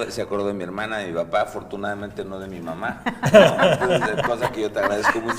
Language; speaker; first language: Spanish; native; Spanish